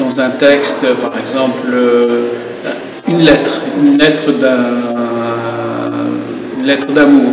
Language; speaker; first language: French; non-native, local second language; Arabic